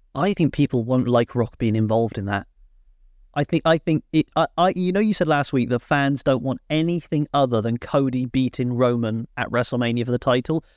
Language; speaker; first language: English; native; English